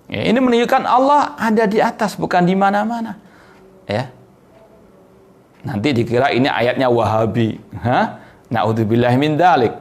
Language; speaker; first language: Indonesian; native; Indonesian